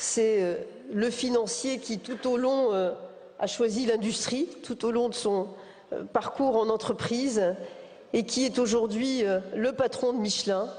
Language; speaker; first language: French; native; French